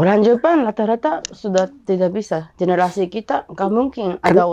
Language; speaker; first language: Indonesian; non-native, fluent; Japanese